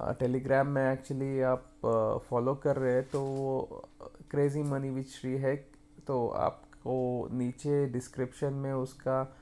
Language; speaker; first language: Hindi; non-native, local second language; Kannada